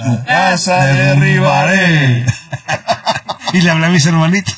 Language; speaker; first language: Spanish; native; Spanish